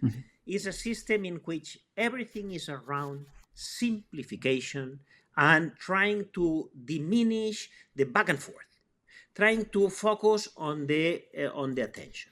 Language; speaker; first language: English; non-native, fluent; Spanish